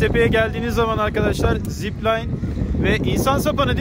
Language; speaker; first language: Turkish; native; Turkish